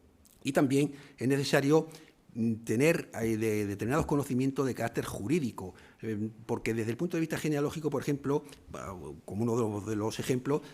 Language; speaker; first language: Spanish; native; Spanish